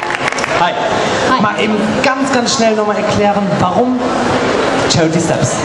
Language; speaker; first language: German; native; German